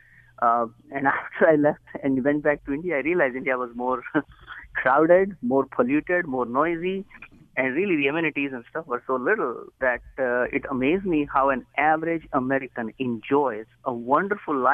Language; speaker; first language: English; non-native, local second language; Hindi